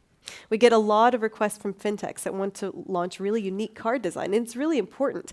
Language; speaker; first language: English; native; English